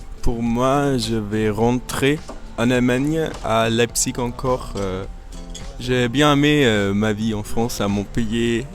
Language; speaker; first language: French; non-native, fluent; German